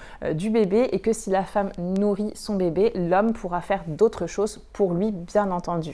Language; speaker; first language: French; native; French